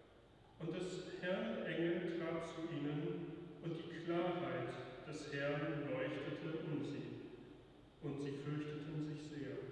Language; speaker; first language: German; native; German